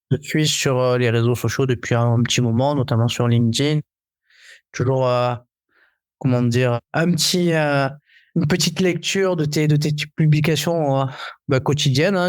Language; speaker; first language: French; native; French